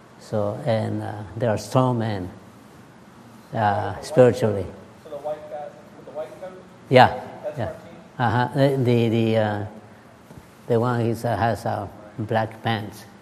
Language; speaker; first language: English; non-native, learner; Spanish